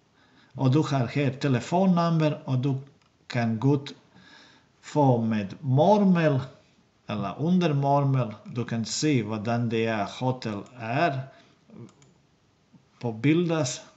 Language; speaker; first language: Swedish; non-native, learner; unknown